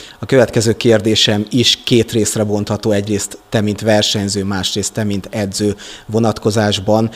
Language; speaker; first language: Hungarian; native; Hungarian